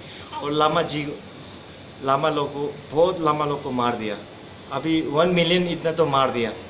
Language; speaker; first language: Hindi; non-native, local second language; Tibetan